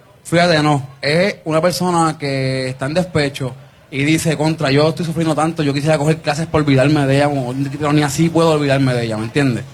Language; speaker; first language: Spanish; native; Spanish